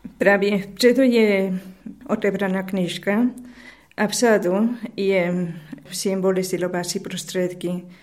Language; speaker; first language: Czech; non-native, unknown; Spanish